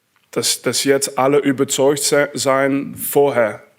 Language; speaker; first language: German; non-native, learner; French